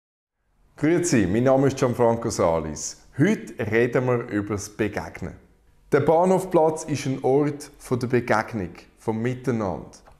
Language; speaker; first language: German; native; German